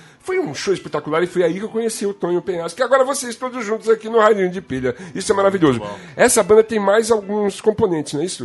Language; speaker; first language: Portuguese; native; Portuguese